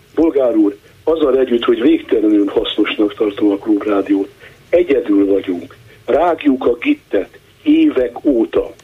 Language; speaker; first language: Hungarian; native; Hungarian